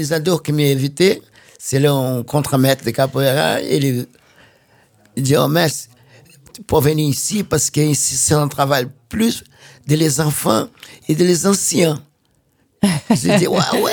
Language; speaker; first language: French; non-native, fluent; Portuguese